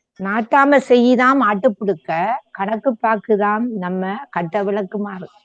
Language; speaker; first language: Tamil; native; Tamil